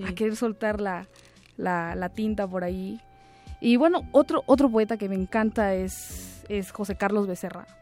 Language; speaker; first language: Spanish; native; Spanish